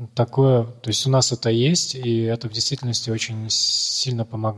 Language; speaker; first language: Russian; native; Russian